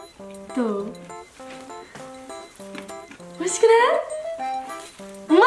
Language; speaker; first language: Japanese; native; Japanese